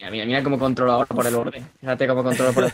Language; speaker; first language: Spanish; native; Spanish